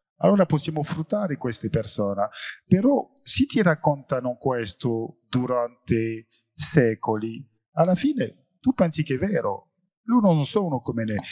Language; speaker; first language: Italian; non-native, fluent; French